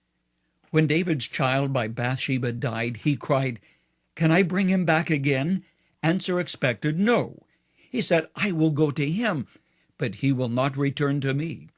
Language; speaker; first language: English; native; English